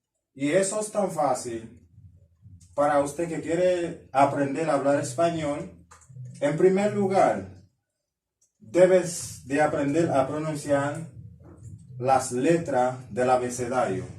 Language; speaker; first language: Spanish; non-native, fluent; Haitian Creole